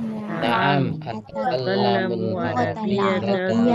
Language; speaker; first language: Arabic; non-native, learner; Indonesian